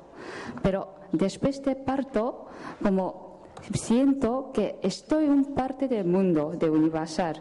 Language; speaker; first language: Spanish; non-native, fluent; Japanese